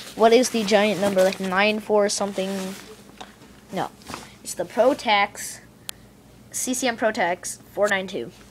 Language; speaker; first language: English; native; English